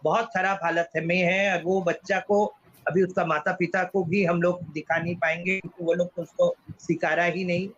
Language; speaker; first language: Hindi; non-native, local second language; Bangla